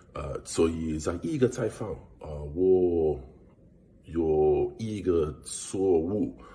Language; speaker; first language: Chinese; non-native, learner; English